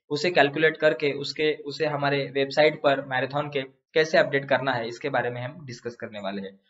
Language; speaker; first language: Hindi; non-native, local second language; Marathi